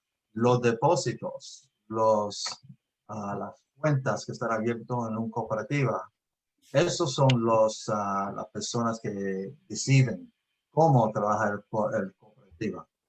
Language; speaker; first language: Spanish; early bilingual, heritage; Spanish